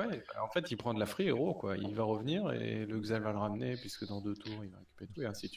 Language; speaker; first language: French; native; French